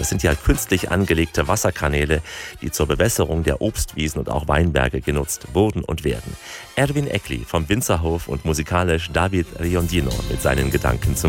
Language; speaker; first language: German; native; German